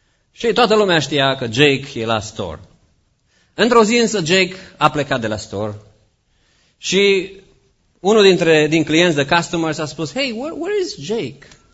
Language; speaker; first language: Romanian; native; Romanian